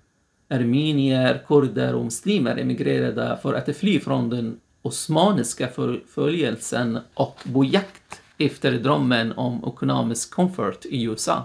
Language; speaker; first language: Swedish; non-native, fluent; Arabic